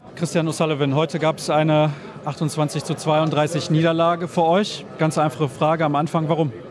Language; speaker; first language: German; native; German